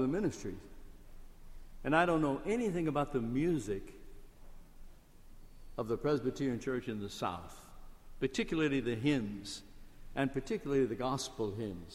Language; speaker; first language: English; native; English